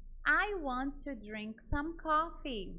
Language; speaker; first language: English; non-native, fluent; Portuguese